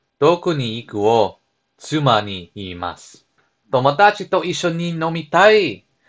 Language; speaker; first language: Japanese; non-native, learner; English